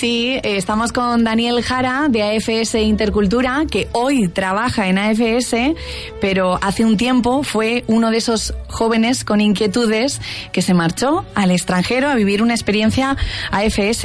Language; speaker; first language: Spanish; native; Spanish